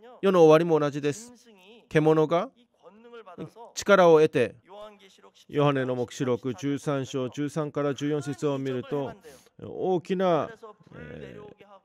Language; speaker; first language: Japanese; non-native, fluent; Korean